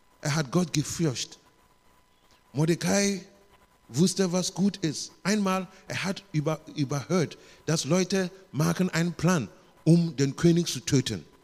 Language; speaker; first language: German; non-native, learner; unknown